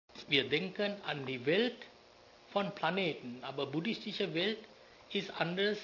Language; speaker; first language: German; non-native, learner; Sinhala